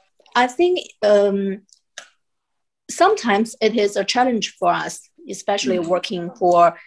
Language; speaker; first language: English; non-native, fluent; Chinese